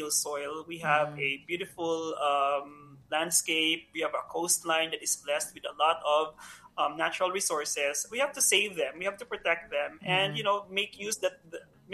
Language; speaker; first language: English; non-native, local second language; Hiligaynon